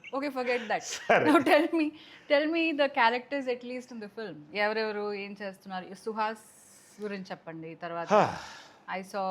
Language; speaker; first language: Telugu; non-native, local second language; Kannada